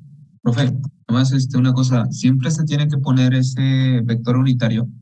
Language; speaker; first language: Spanish; native; Spanish